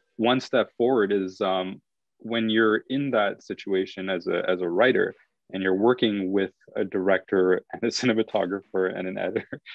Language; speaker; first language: English; native; English